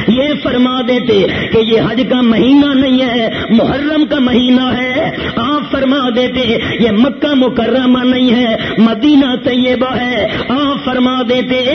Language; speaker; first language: Urdu; non-native, local second language; Punjabi